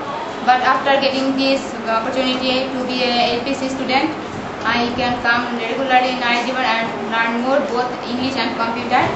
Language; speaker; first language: English; non-native, learner; Bangla